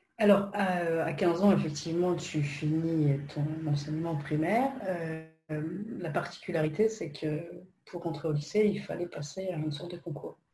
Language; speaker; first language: French; non-native, fluent; Polish